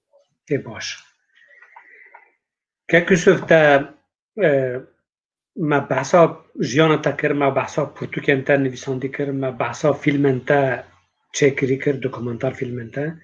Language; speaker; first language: Kurdish; native; Kurdish